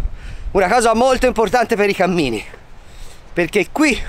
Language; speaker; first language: Italian; native; Italian